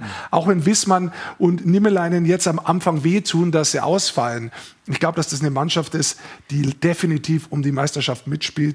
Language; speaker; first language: German; native; German